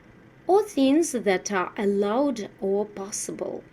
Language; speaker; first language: English; non-native, fluent; Russian